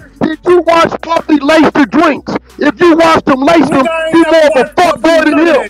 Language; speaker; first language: English; native; English